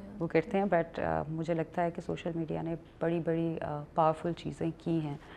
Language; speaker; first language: Urdu; native; Urdu